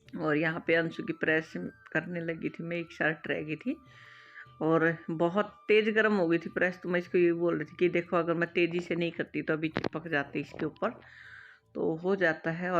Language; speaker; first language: Hindi; native; Hindi